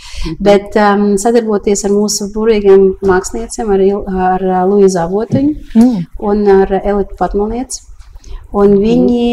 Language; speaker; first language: Latvian; early bilingual, heritage; Latvian